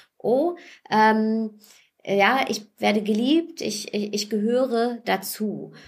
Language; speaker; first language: German; early bilingual, other home language; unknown